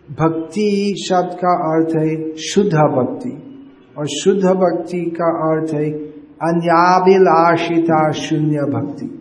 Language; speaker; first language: Hindi; native; Hindi